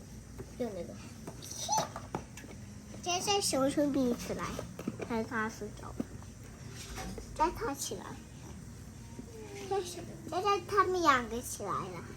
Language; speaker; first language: Chinese; early bilingual, heritage; Chinese